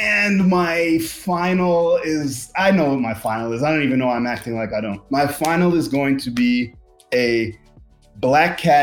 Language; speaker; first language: English; native; English